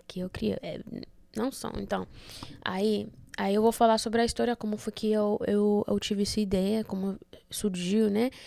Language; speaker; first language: Portuguese; early bilingual, heritage; Portuguese